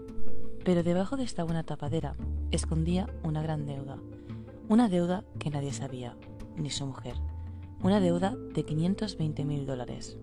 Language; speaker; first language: Spanish; native; Spanish